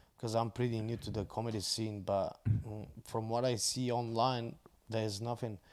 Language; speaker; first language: English; non-native, fluent; Bulgarian